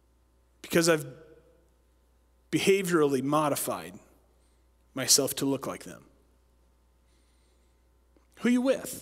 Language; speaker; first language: English; native; English